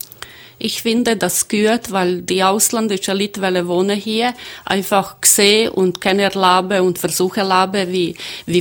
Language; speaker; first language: German; non-native, learner; Croatian